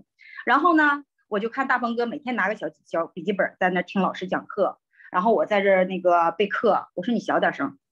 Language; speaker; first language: Chinese; native; Chinese